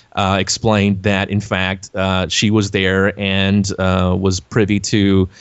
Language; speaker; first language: English; native; English